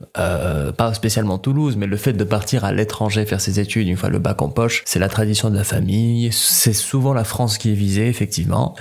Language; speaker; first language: French; non-native, local second language; Arabic